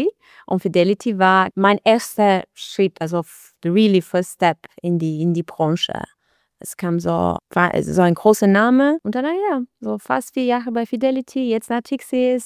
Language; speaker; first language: German; non-native, learner; Albanian